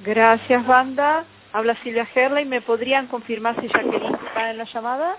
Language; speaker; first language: Spanish; native; Spanish